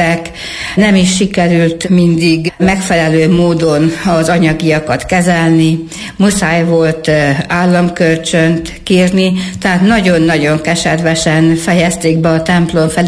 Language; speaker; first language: Hungarian; native; Hungarian